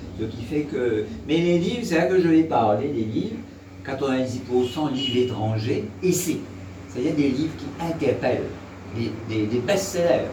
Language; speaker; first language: French; non-native, local second language; Morisyen